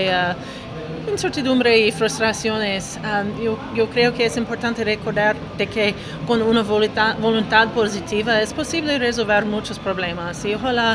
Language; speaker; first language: Spanish; non-native, fluent; English